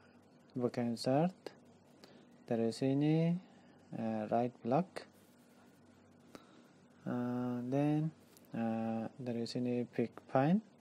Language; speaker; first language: Indonesian; non-native, learner; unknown